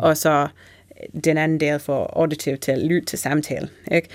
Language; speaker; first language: Danish; non-native, fluent; English